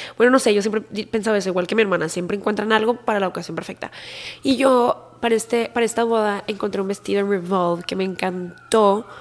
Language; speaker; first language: Spanish; native; Spanish